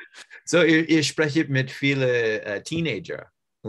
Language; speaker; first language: German; non-native, learner; English